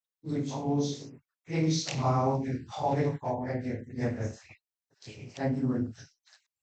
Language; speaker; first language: English; non-native, learner; Thai